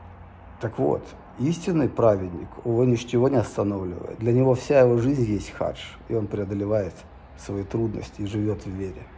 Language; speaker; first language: Russian; native; Russian